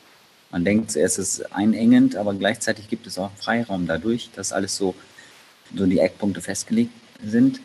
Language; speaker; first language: German; native; German